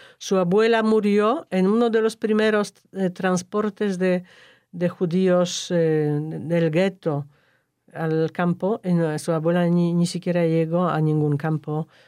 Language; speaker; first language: Spanish; non-native, fluent; Polish